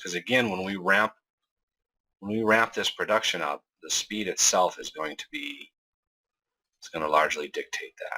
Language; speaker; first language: English; native; English